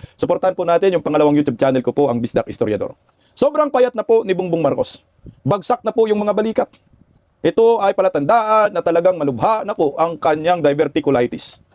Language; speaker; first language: Filipino; non-native, local second language; Cebuano